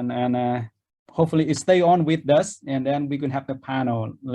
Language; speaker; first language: English; non-native, fluent; Vietnamese